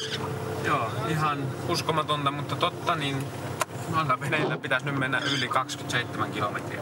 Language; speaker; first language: Finnish; native; Finnish